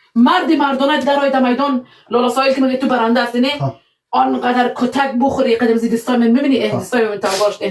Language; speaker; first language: Persian; native; Persian